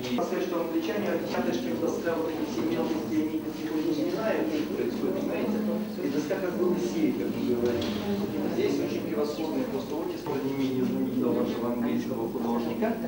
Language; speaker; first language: Russian; native; Russian